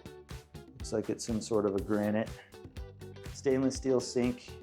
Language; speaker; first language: English; native; English